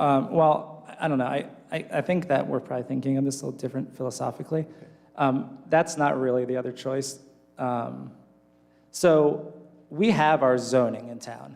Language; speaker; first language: English; native; English